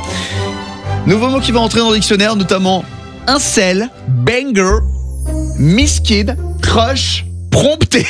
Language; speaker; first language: French; native; French